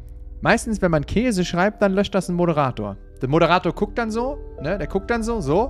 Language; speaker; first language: German; native; German